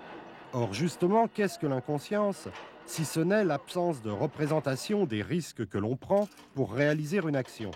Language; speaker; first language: French; native; French